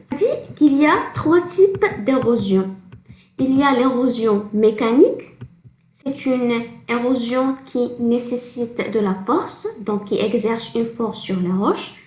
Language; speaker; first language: French; non-native, local second language; Arabic